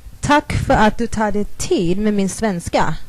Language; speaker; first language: Swedish; non-native, fluent; Thai